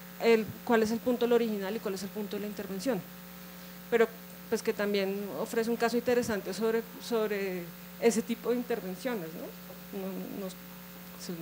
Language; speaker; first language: Spanish; native; Spanish